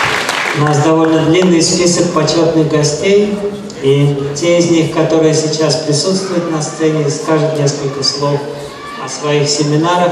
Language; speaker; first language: Russian; native; Russian